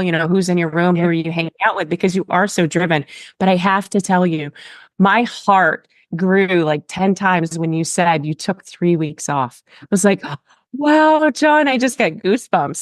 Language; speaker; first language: English; native; English